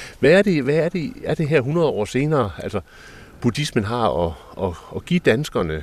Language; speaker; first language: Danish; native; Danish